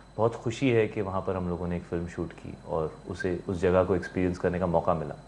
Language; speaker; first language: Hindi; native; Hindi